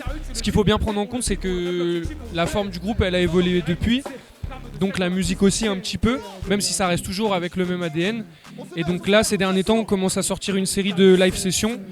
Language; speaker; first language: French; native; French